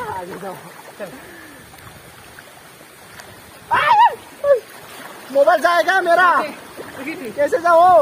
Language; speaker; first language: Hindi; non-native, local second language; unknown